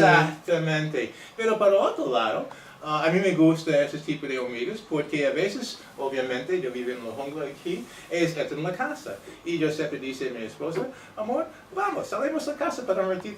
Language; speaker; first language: Spanish; non-native, fluent; English